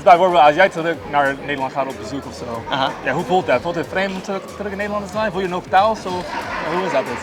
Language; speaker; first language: Dutch; non-native, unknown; English